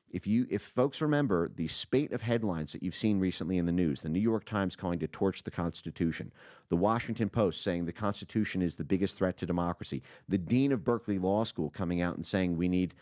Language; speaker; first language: English; native; English